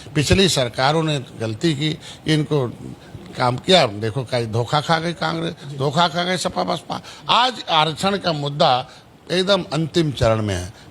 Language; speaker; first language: Hindi; native; Hindi